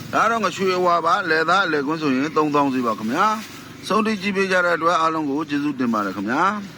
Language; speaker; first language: Burmese; native; Burmese